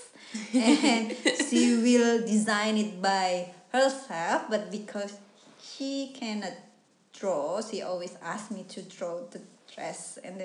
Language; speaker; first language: English; non-native, fluent; Indonesian